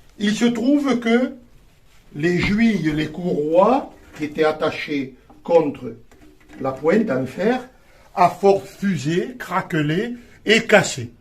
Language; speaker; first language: French; native; French